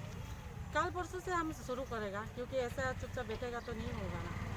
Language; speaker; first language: Hindi; non-native, local second language; Kok Borok